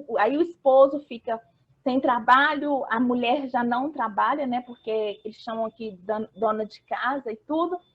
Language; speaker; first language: Portuguese; native; Portuguese